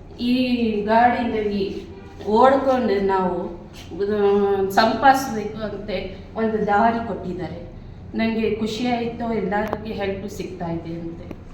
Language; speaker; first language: Kannada; non-native, fluent; Urdu